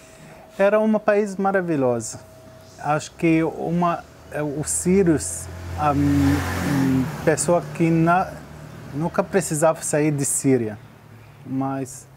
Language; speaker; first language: Portuguese; non-native, learner; Arabic